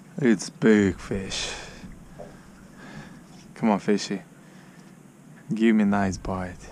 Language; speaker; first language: English; non-native, learner; Ukrainian